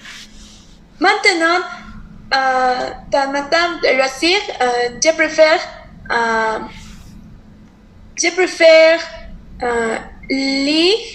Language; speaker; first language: French; non-native, learner; Spanish